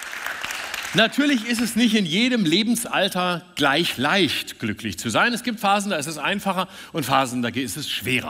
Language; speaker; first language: German; native; German